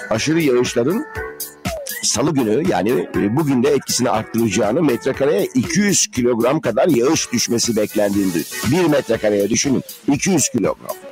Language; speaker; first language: Turkish; native; Turkish